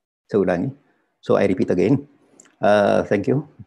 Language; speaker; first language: English; non-native, learner; Indonesian